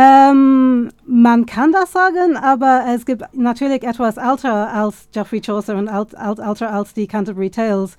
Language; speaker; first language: German; non-native, fluent; English